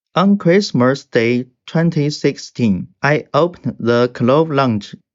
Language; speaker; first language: English; non-native, fluent; Chinese